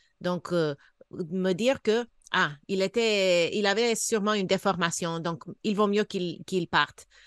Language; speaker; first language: French; non-native, fluent; English